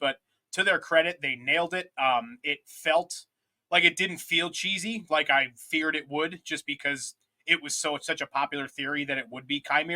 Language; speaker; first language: English; native; English